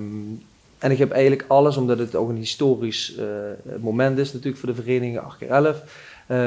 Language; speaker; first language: Dutch; native; Dutch